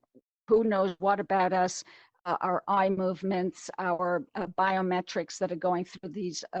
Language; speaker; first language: English; native; English